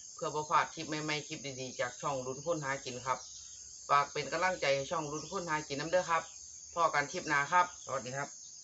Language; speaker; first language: Thai; native; Thai